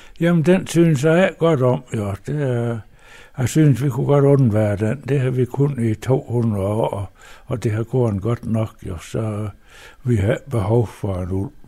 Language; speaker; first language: Danish; native; Danish